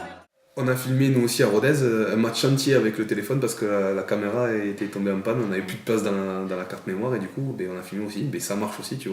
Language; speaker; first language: French; native; French